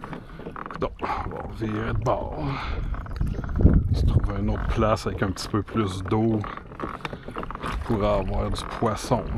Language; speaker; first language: French; native; French